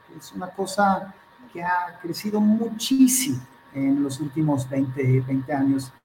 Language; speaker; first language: Spanish; non-native, fluent; Hebrew